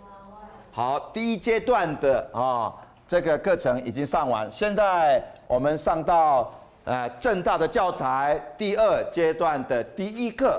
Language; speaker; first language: Chinese; non-native, local second language; Amis